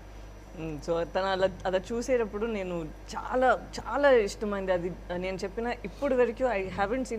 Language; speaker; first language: Telugu; non-native, fluent; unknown